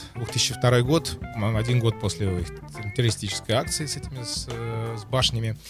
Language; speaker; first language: Russian; native; Russian